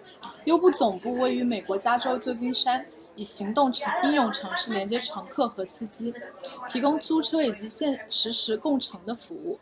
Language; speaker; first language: Chinese; native; Chinese